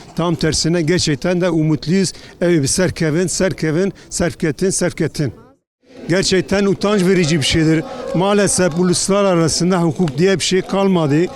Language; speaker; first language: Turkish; non-native, local second language; Kurdish